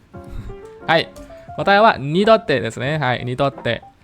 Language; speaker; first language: Japanese; non-native, fluent; Indonesian